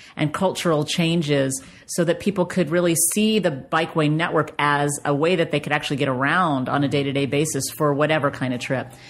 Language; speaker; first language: English; native; English